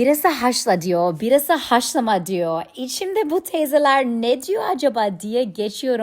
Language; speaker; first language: Turkish; non-native, learner; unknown